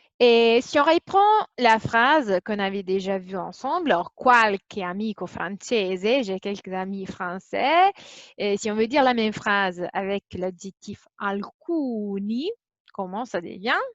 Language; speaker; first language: French; non-native, fluent; Italian